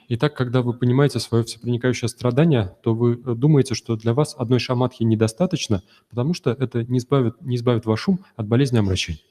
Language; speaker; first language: Russian; native; Russian